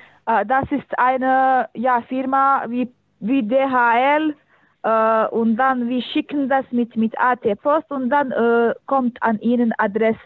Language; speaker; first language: German; non-native, learner; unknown